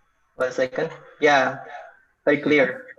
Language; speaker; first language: English; non-native, fluent; Indonesian